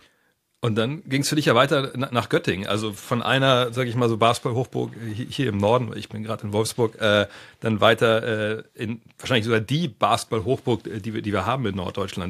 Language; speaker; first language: German; native; German